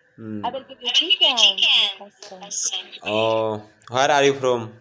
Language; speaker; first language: English; non-native, learner; Bangla